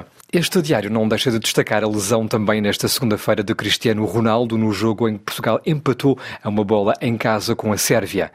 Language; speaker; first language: Portuguese; native; Portuguese